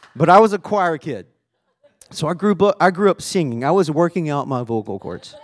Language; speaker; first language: English; native; English